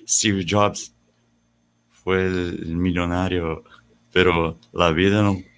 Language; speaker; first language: Spanish; non-native, learner; Portuguese